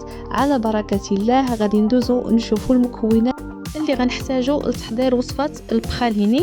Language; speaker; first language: Arabic; native; Arabic